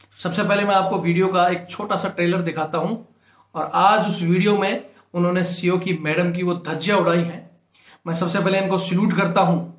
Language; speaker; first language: Hindi; native; Hindi